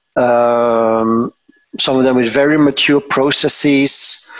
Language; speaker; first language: English; non-native, fluent; Dutch